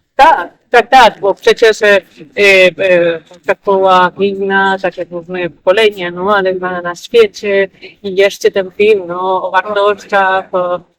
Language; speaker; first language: Polish; non-native, fluent; Spanish